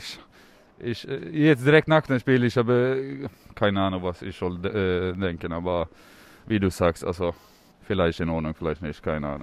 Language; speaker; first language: German; non-native, learner; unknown